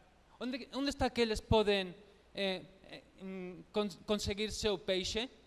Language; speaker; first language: Portuguese; non-native, learner; Spanish